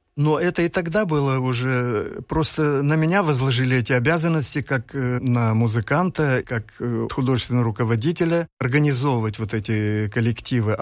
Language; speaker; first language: Russian; native; Russian